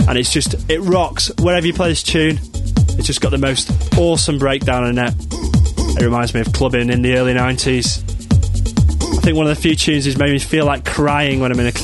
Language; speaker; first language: English; native; English